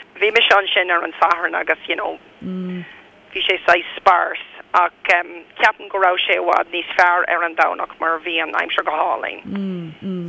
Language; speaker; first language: Irish; non-native, local second language; English